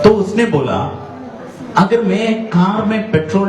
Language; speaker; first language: Hindi; non-native, learner; Nepali